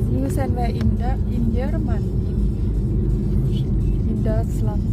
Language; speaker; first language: Dutch; non-native, learner; Thai